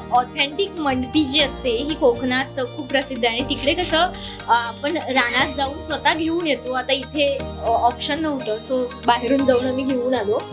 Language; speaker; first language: Marathi; native; Marathi